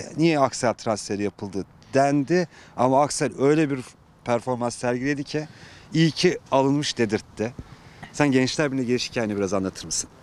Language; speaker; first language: Turkish; native; Turkish